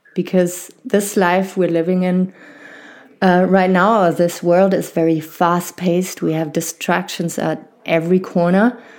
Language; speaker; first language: English; non-native, fluent; German